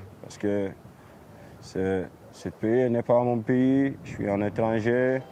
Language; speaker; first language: French; non-native, fluent; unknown